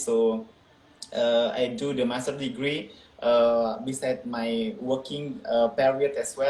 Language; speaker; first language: English; non-native, local second language; Indonesian